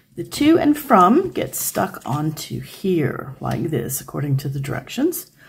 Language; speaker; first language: English; native; English